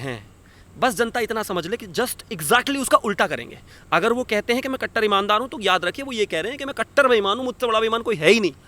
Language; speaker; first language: Hindi; native; Hindi